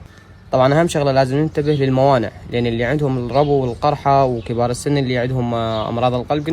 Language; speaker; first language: Arabic; native; Arabic